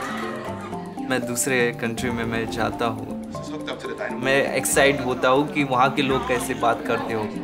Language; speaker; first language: Hindi; non-native, local second language; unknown